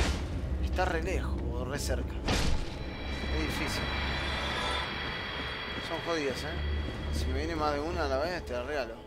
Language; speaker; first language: Spanish; native; Spanish